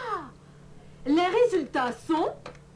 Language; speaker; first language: French; non-native, learner; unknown